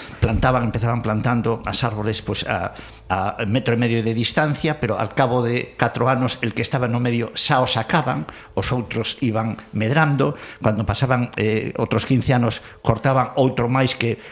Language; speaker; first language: Galician; non-native, local second language; Spanish